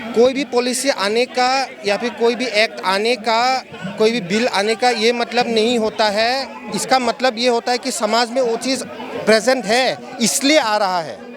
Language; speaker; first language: Hindi; non-native, local second language; Assamese